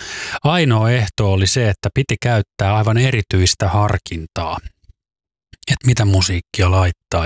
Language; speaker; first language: Finnish; native; Finnish